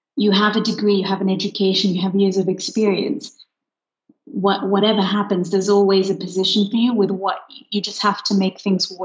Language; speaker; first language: English; non-native, fluent; Luxembourgish